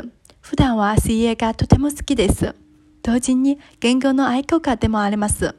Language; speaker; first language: Japanese; non-native, learner; Chinese